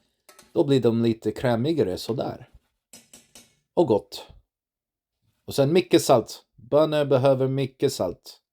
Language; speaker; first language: Swedish; non-native, learner; English